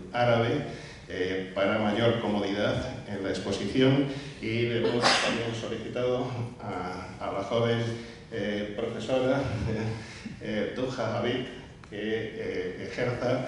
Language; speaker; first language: Spanish; native; Spanish